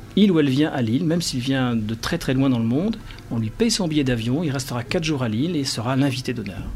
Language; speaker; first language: French; native; French